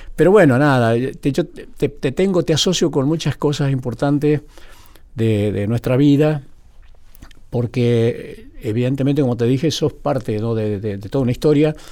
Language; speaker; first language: Spanish; native; Spanish